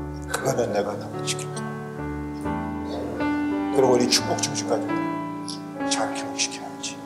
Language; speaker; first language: Korean; early bilingual, heritage; Korean